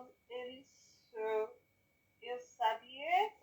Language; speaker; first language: French; non-native, learner; English